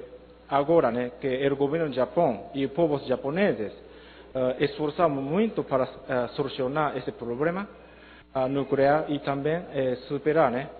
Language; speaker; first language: Portuguese; non-native, learner; Japanese